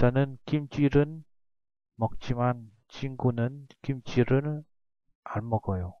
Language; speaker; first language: Korean; non-native, learner; Vietnamese